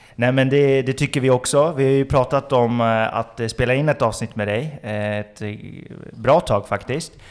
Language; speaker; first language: Swedish; native; Swedish